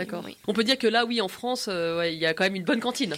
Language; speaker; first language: French; native; French